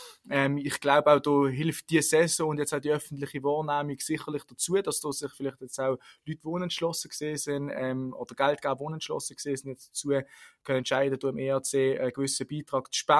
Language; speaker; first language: German; native; German